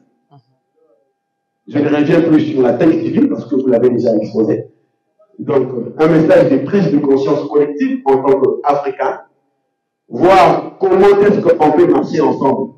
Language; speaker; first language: French; non-native, local second language; Lingala